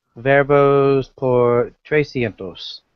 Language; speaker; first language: Spanish; non-native, learner; English